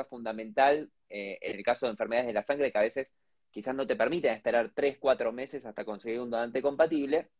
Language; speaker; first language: Spanish; native; Spanish